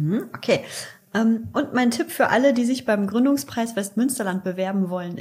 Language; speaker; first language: German; native; German